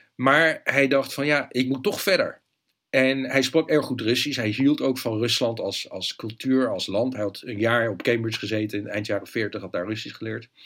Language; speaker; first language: Dutch; native; Dutch